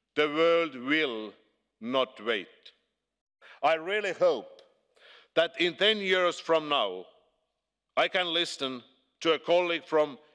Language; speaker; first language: English; non-native, fluent; Estonian